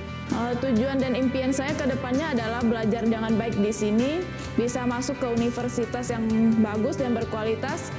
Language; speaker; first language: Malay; non-native, local second language; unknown